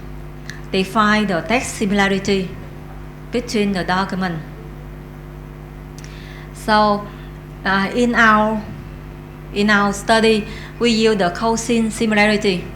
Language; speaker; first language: English; non-native, learner; Vietnamese